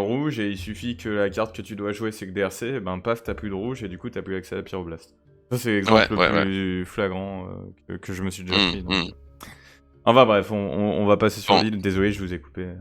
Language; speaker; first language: French; native; French